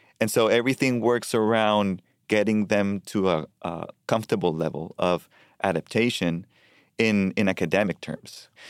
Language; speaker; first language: English; non-native, fluent; Spanish